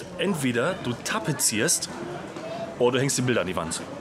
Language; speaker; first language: German; native; German